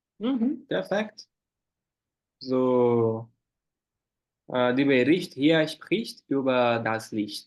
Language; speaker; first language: German; non-native, fluent; Portuguese